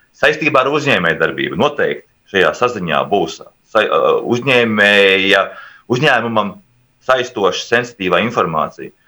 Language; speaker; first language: Latvian; native; Latvian